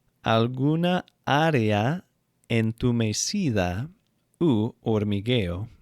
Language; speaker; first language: Spanish; non-native, fluent; English